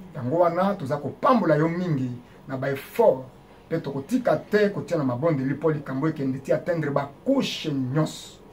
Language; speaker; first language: Lingala; native; Lingala